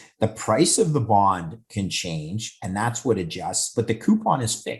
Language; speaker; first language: English; native; English